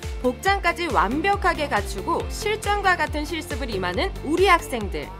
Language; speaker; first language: Korean; native; Korean